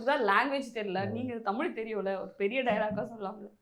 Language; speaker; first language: Tamil; native; Tamil